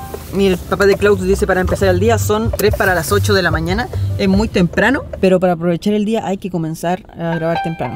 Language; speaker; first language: Spanish; native; Spanish